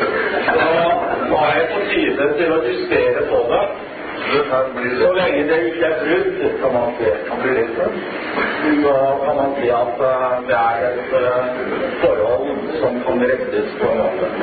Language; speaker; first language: Norwegian; non-native, fluent; Chinese